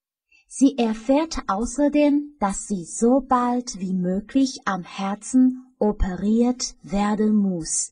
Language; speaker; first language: German; non-native, fluent; Chinese